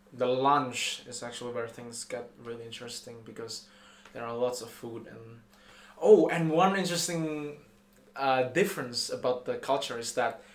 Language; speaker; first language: English; non-native, fluent; Indonesian